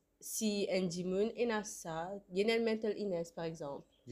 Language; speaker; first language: French; non-native, local second language; Morisyen